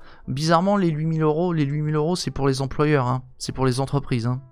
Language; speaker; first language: French; native; French